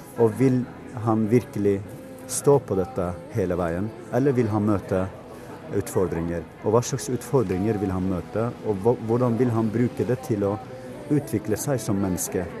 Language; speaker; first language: Norwegian; non-native, fluent; Kurdish